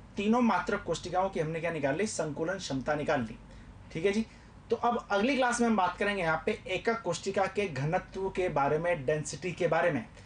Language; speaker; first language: Hindi; native; Hindi